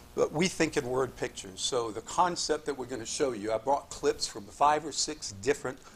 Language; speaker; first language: English; native; English